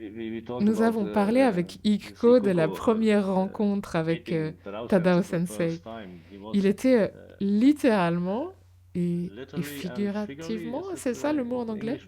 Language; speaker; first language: French; non-native, fluent; German